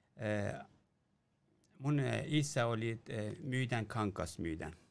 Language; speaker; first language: Finnish; non-native, learner; Persian